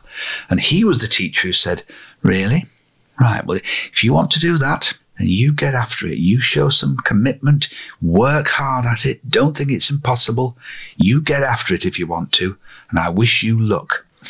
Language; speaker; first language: English; native; English